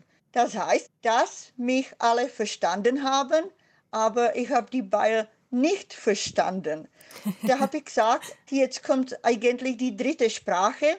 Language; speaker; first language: German; non-native, fluent; Czech